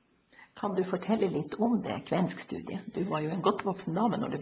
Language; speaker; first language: Norwegian; native; Norwegian